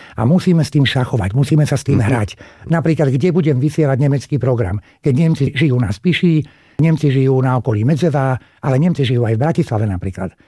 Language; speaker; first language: Slovak; non-native, local second language; Hungarian